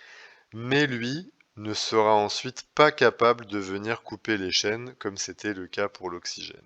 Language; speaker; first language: French; native; French